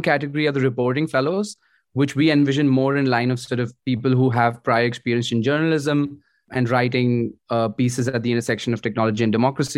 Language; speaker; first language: English; non-native, local second language; Hindi